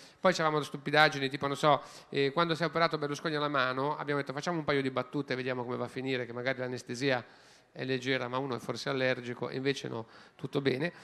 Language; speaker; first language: Italian; native; Italian